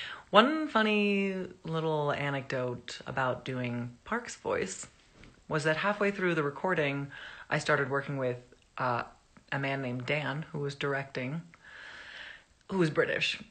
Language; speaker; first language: English; early bilingual, other home language; Spanish